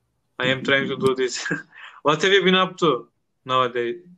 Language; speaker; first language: English; non-native, learner; Turkish